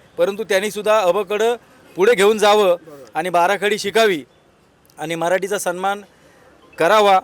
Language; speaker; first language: Marathi; native; Marathi